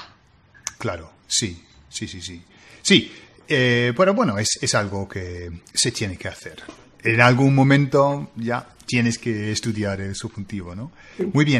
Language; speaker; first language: Spanish; non-native, fluent; English